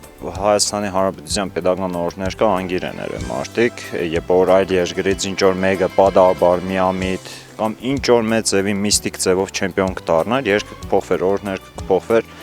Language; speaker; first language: Armenian; native; Armenian